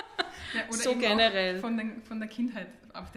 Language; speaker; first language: German; native; German